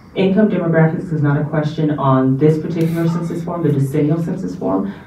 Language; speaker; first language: English; native; English